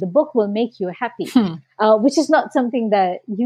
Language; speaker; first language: English; non-native, local second language; Bangla